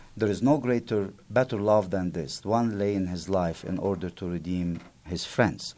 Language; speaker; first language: English; non-native, fluent; Arabic